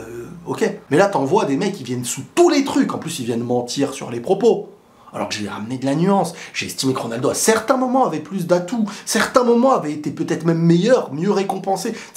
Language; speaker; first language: French; native; French